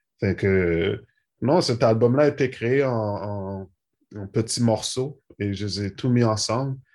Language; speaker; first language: French; native; French